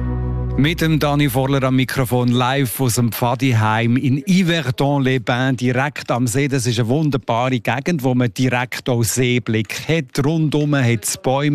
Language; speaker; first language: German; native; German